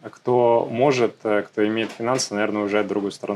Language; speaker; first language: Russian; native; Russian